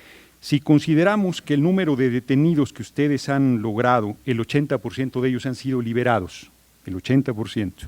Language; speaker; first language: Spanish; native; Spanish